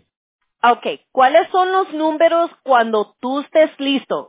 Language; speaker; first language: Spanish; early bilingual, heritage; English